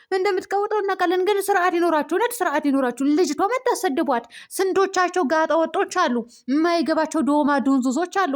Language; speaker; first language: Amharic; native; Amharic